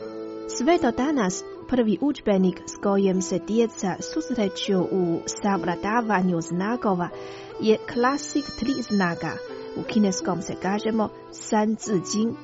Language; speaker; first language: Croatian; non-native, fluent; Chinese